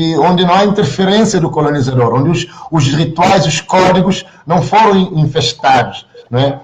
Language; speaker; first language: Portuguese; non-native, local second language; Kabuverdianu